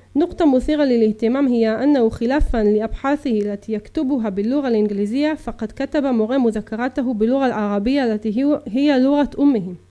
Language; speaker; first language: Arabic; early bilingual, heritage; Arabic